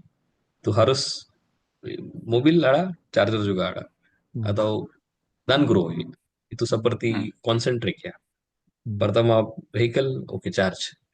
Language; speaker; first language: Indonesian; non-native, learner; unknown